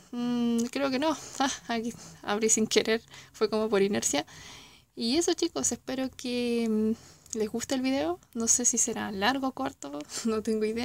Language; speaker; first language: Spanish; native; Spanish